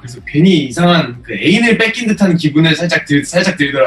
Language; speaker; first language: Korean; native; Korean